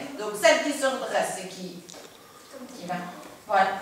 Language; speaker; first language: French; native; French